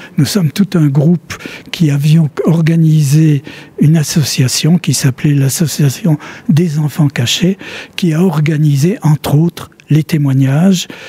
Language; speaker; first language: French; early bilingual, other home language; Polish